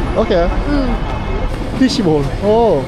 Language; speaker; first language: English; non-native, learner; Korean